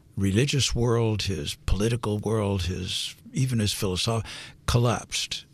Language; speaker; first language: English; native; English